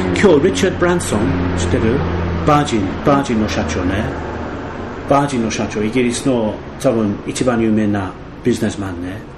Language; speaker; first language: Japanese; non-native, fluent; English